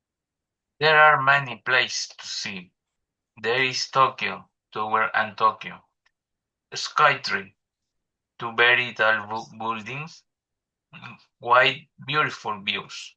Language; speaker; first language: English; non-native, learner; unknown